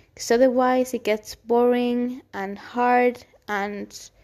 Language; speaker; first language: English; non-native, fluent; Spanish